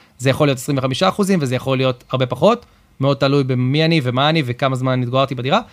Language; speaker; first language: Hebrew; native; Hebrew